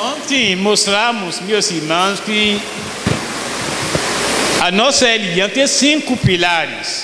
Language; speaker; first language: Portuguese; non-native, fluent; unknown